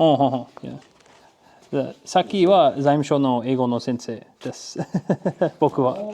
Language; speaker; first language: Japanese; non-native, learner; English